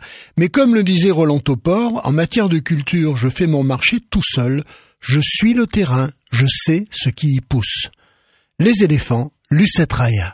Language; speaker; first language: French; native; French